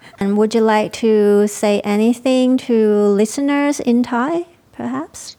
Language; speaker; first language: English; non-native, fluent; Thai